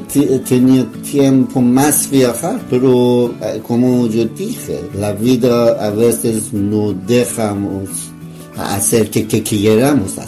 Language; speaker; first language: Spanish; non-native, learner; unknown